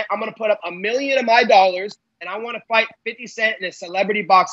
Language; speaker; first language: English; native; English